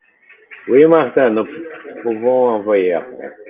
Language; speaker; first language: French; non-native, fluent; Portuguese